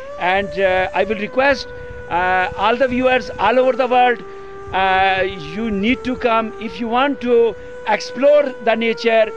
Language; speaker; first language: English; non-native, local second language; Pashto